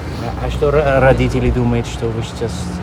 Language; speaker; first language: Russian; non-native, learner; Dutch